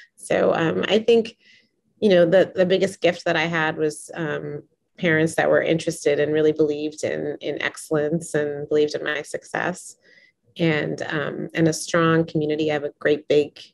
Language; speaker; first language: English; native; English